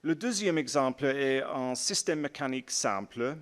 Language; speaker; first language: French; non-native, learner; English